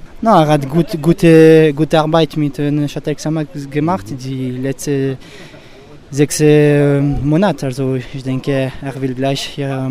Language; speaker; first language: German; non-native, learner; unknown